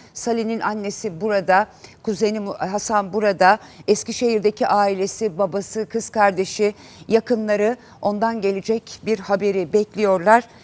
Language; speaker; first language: Turkish; native; Turkish